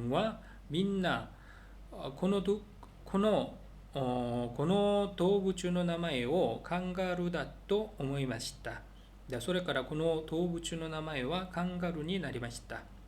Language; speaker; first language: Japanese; non-native, learner; Korean